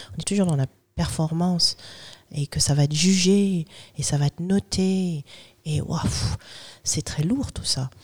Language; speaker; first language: French; non-native, fluent; English